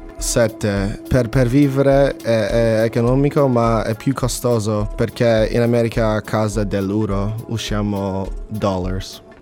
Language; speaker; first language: Italian; non-native, learner; English